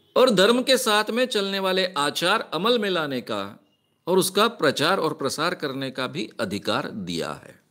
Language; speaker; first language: Hindi; non-native, local second language; Marathi